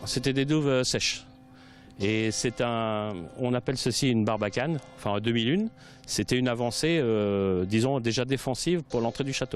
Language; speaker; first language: French; native; French